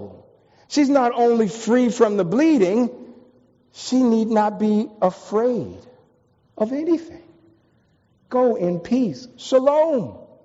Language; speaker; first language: English; native; English